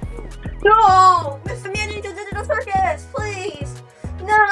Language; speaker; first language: English; native; English